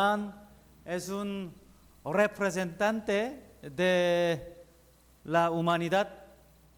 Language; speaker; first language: Spanish; non-native, learner; Korean